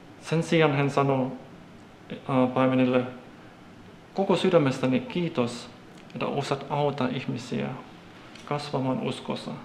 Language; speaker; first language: Finnish; non-native, fluent; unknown